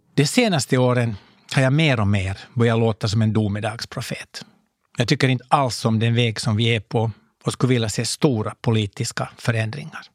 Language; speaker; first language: Swedish; native; Swedish